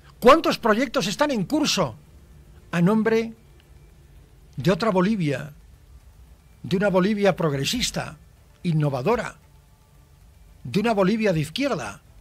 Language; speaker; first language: Spanish; native; Spanish